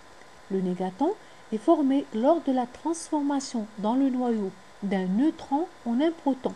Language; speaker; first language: French; non-native, local second language; Arabic